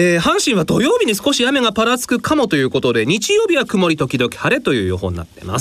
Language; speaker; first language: Japanese; native; Japanese